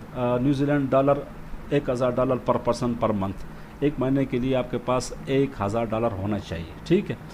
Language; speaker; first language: Urdu; native; Urdu